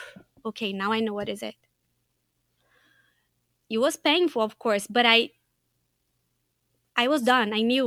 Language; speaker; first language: English; non-native, fluent; Portuguese